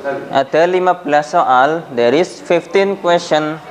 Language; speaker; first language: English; non-native, fluent; Indonesian